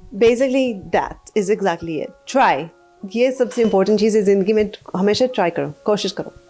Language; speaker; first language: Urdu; early bilingual, heritage; Urdu